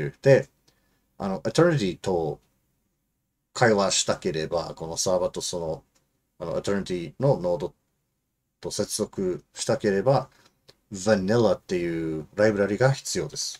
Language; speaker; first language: Japanese; non-native, fluent; English